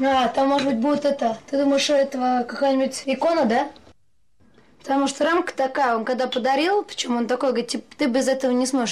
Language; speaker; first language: Russian; native; Russian